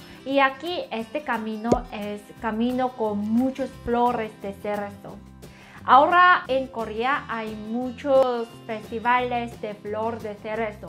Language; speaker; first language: Spanish; non-native, learner; Korean